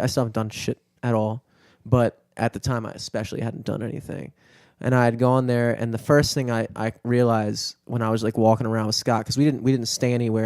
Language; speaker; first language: English; native; English